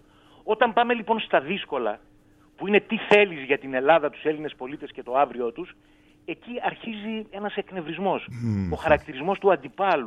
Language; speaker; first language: Greek; native; Greek